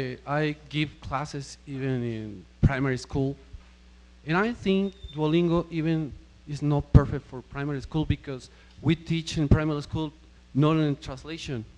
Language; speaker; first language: English; non-native, fluent; Spanish